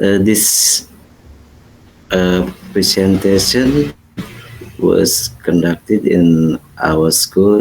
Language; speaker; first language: English; non-native, learner; Indonesian